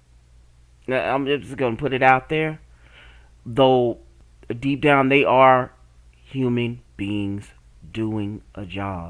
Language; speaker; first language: English; native; English